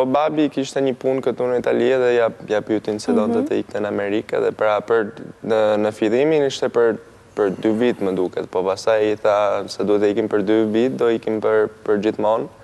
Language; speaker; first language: Albanian; early bilingual, heritage; Albanian